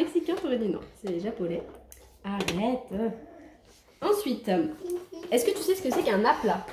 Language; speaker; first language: French; native; French